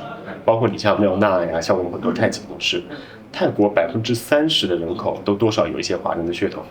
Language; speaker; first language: Chinese; native; Chinese